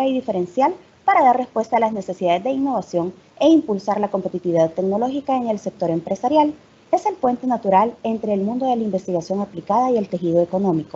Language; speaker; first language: Spanish; native; Spanish